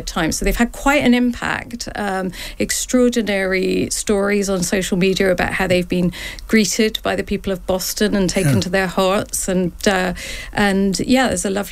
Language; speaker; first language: English; native; English